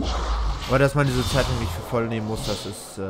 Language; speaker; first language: German; native; German